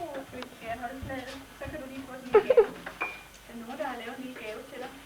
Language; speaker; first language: Danish; native; Danish